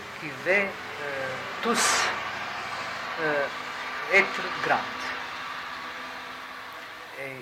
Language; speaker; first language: French; non-native, fluent; Serbian